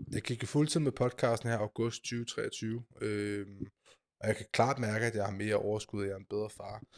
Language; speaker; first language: Danish; native; Danish